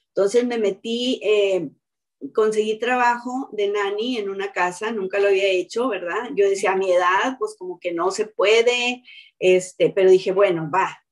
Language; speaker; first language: Spanish; native; Spanish